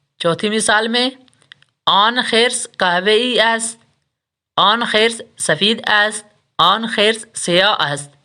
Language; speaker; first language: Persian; non-native, fluent; Urdu